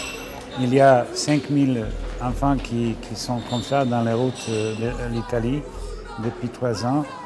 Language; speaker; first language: French; non-native, fluent; Serbian